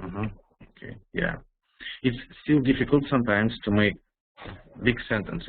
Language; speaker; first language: English; non-native, fluent; Russian